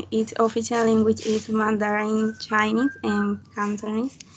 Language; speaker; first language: English; non-native, learner; Spanish